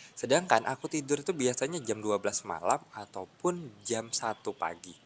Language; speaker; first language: Indonesian; native; Indonesian